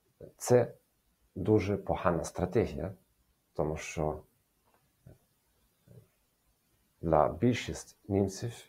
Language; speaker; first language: Ukrainian; non-native, learner; German